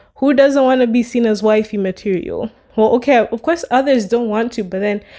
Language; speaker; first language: English; non-native, local second language; Nyanja